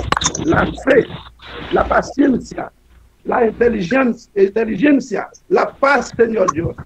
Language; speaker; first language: Spanish; non-native, learner; Haitian Creole